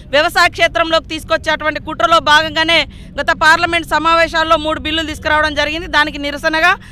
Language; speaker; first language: Telugu; native; Telugu